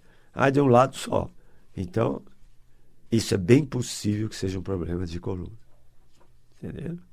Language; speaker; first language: Portuguese; native; Portuguese